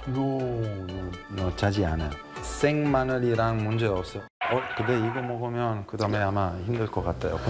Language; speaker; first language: Korean; non-native, fluent; Italian